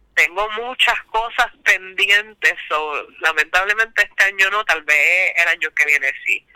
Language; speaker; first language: Spanish; native; Spanish